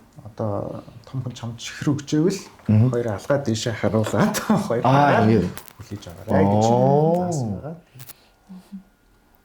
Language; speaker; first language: Mongolian; non-native, fluent; Japanese